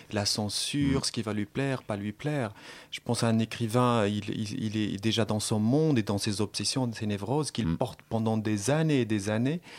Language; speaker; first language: French; non-native, local second language; Arabic